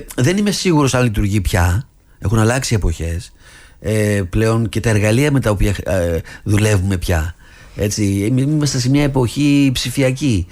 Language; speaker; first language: Greek; early bilingual, other home language; English